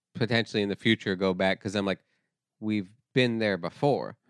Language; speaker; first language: English; native; English